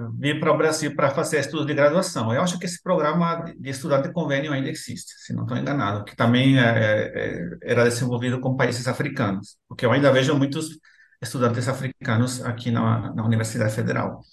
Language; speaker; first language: Portuguese; non-native, fluent; Spanish